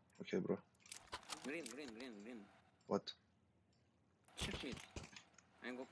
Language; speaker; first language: English; non-native, learner; Turkish